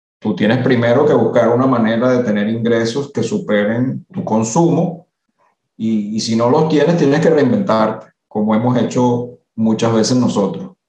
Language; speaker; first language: Spanish; early bilingual, other home language; Italian